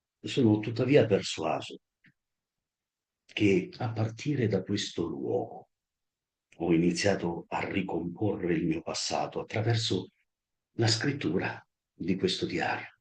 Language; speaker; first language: Italian; native; Italian